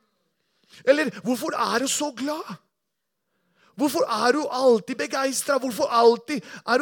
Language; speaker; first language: Norwegian; non-native, fluent; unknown